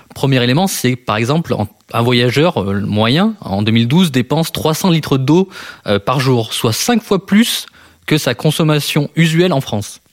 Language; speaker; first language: French; native; French